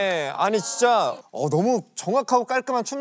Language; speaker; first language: Korean; native; Korean